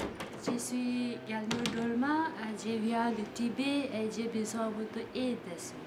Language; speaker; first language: French; non-native, learner; Tibetan